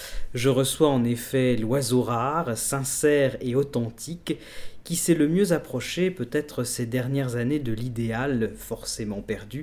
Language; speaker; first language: French; native; French